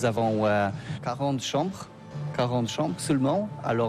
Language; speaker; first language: French; non-native, learner; Polish